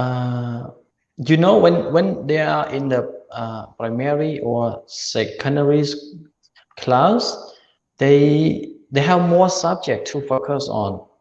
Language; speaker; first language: English; non-native, learner; Khmer